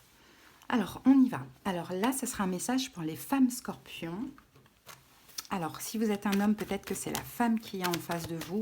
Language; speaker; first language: French; native; French